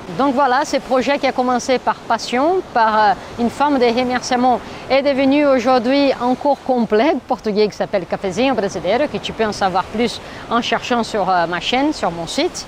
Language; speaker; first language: French; non-native, fluent; Portuguese